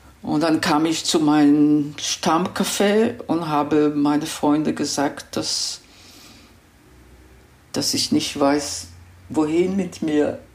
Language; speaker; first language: German; non-native, fluent; Hebrew